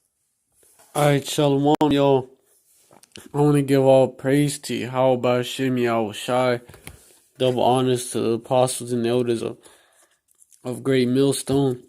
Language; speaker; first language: English; native; English